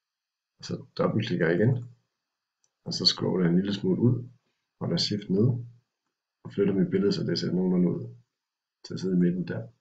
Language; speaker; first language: Danish; native; Danish